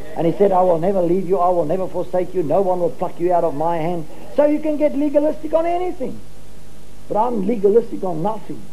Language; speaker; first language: English; non-native, local second language; Afrikaans